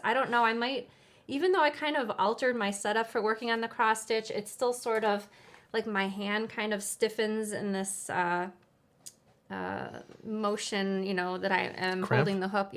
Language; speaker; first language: English; native; English